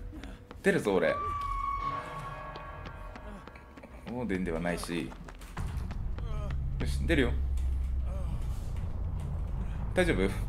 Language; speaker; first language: Japanese; native; Japanese